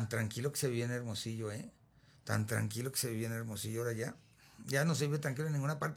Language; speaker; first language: Spanish; native; Spanish